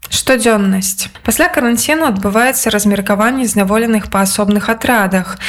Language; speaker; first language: Belarusian; native; Belarusian